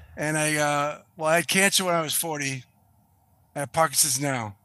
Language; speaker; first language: English; native; English